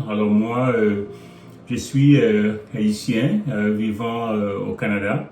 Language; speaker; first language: French; non-native, local second language; Haitian Creole